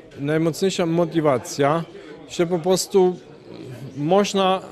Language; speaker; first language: Polish; non-native, fluent; German